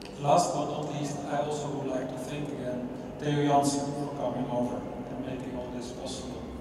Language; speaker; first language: English; non-native, fluent; Dutch